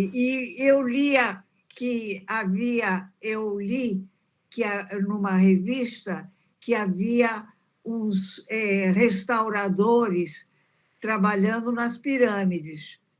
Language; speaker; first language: Portuguese; early bilingual, other home language; Italian